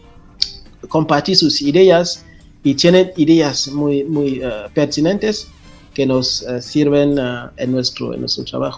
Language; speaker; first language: Spanish; non-native, fluent; French